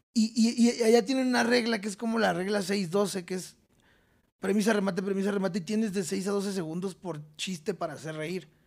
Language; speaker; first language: Spanish; native; Spanish